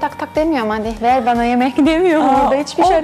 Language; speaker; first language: Turkish; non-native, fluent; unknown